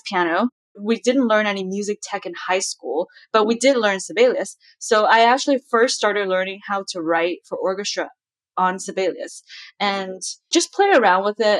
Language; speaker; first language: English; non-native, local second language; Chinese